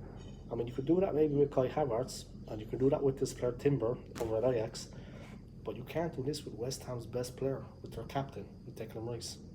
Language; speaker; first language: English; native; English